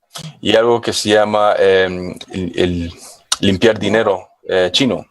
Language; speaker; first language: Spanish; non-native, fluent; English